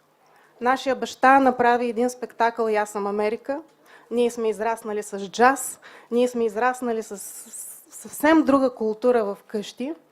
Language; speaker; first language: Bulgarian; early bilingual, heritage; Bulgarian